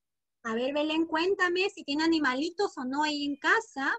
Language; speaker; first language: Spanish; native; Spanish